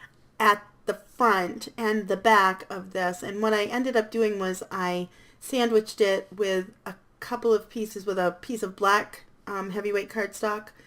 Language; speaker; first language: English; native; English